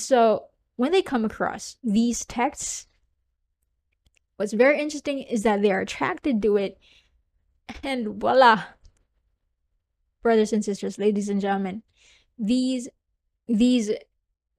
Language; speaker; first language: English; non-native, local second language; Cebuano